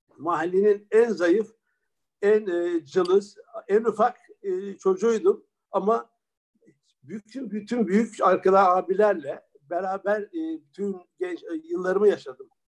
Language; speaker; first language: Turkish; early bilingual, other home language; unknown